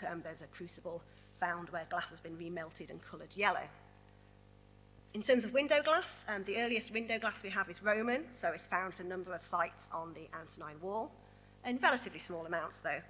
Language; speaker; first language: English; native; English